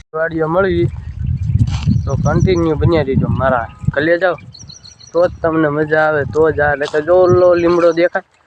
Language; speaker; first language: Gujarati; native; Gujarati